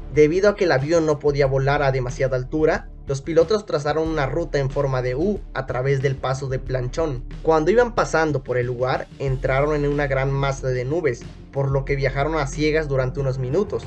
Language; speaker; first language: Spanish; native; Spanish